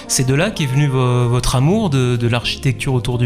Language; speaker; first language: French; native; French